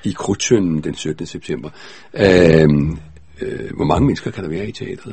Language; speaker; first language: Danish; native; Danish